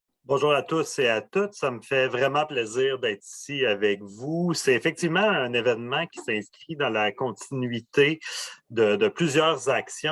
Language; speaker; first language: French; native; French